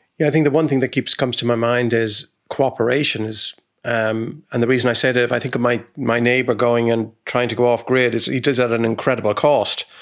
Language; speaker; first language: English; native; English